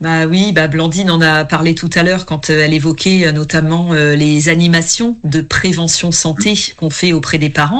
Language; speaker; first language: French; native; French